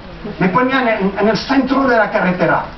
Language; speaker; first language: Spanish; non-native, fluent; French